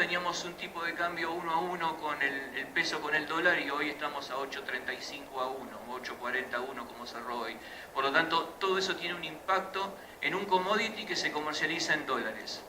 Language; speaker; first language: Spanish; native; Spanish